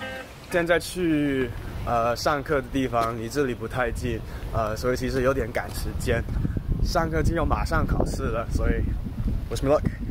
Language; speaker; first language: Chinese; non-native, fluent; English